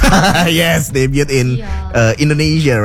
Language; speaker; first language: English; non-native, fluent; Indonesian